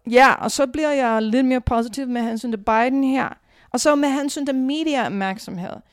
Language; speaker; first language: Danish; non-native, fluent; English